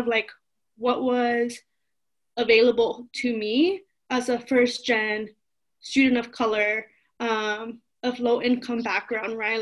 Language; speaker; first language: English; early bilingual, other home language; Spanish